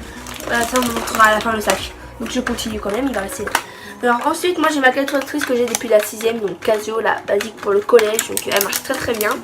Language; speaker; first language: French; native; French